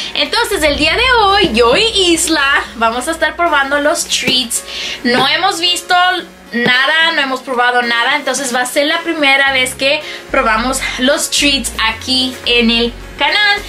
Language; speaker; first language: Spanish; native; Spanish